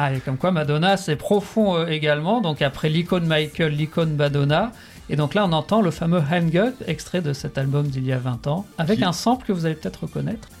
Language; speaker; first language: French; native; French